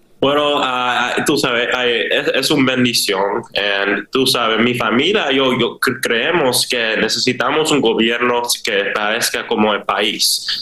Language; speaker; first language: Spanish; early bilingual, heritage; Spanish